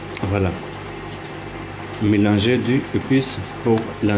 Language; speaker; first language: French; non-native, learner; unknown